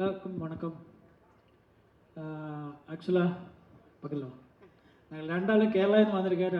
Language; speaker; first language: Tamil; non-native, learner; Malayalam